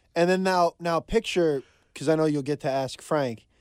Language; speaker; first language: English; native; English